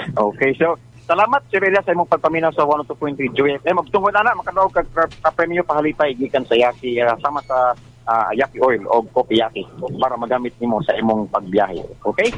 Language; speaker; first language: Cebuano; non-native, local second language; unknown